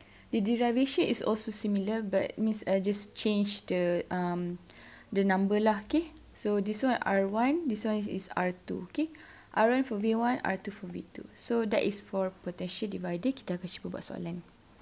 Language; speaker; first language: English; non-native, local second language; Malay